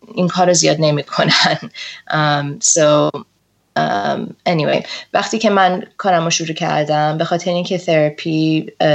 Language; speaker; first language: Persian; early bilingual, heritage; Persian